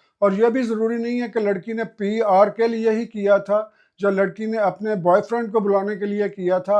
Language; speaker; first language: Urdu; non-native, local second language; Punjabi